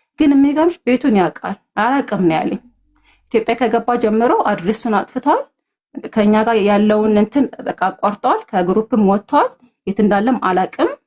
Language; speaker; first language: Amharic; native; Amharic